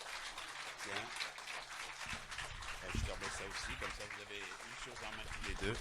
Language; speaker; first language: French; native; French